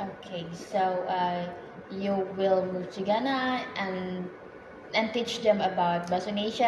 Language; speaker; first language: English; non-native, fluent; Indonesian